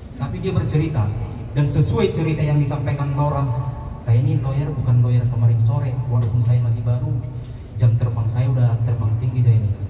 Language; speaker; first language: Indonesian; non-native, local second language; Batak Toba